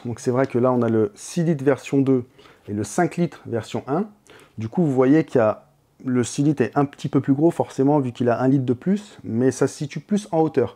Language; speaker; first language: French; native; French